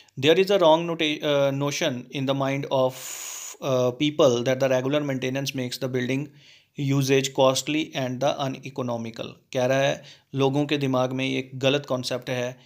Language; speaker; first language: Hindi; native; Hindi